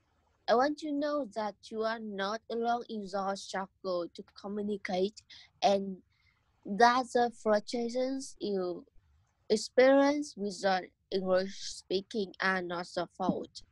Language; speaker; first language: English; non-native, learner; Vietnamese